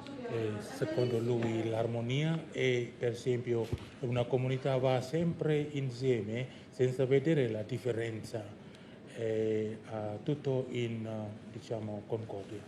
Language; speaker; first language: Italian; non-native, fluent; Indonesian